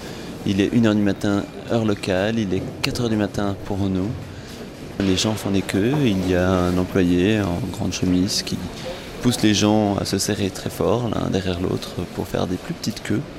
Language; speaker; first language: French; native; French